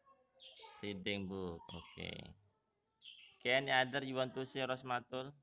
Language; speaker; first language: English; non-native, fluent; Indonesian